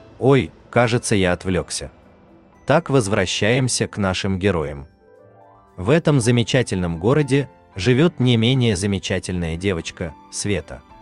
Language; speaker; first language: Russian; native; Russian